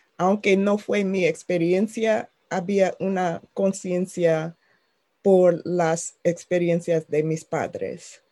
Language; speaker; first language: Spanish; non-native, fluent; English